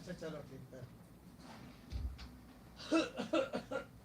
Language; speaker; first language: Hindi; non-native, learner; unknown